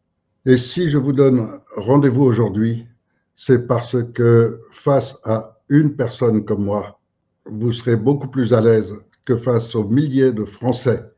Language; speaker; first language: French; native; French